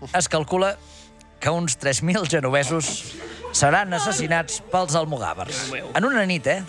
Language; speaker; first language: Catalan; native; Catalan